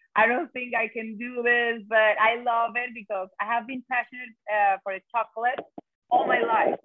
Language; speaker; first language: English; non-native, fluent; Spanish